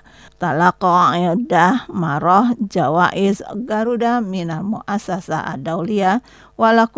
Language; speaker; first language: Arabic; non-native, fluent; Indonesian